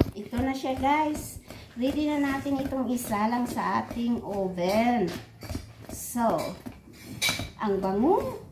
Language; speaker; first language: Filipino; non-native, local second language; Cebuano